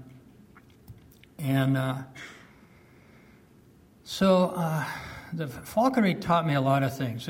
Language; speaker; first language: English; early bilingual, other home language; French